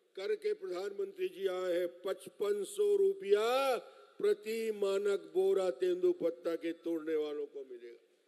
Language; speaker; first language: Hindi; native; Hindi